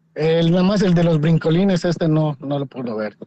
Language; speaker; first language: Spanish; native; Spanish